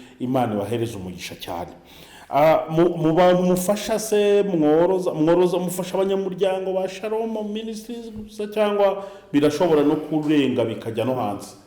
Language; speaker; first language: Kinyarwanda; native; Kinyarwanda